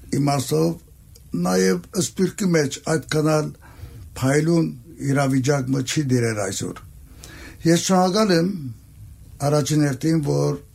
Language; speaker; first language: Armenian; native; Armenian